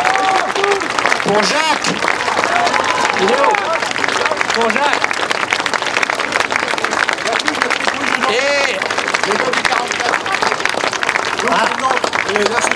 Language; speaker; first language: French; early bilingual, other home language; Arabic